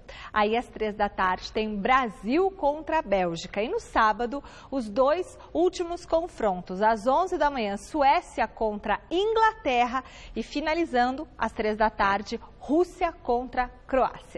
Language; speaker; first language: Portuguese; native; Portuguese